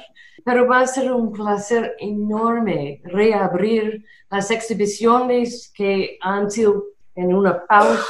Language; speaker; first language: Spanish; non-native, fluent; English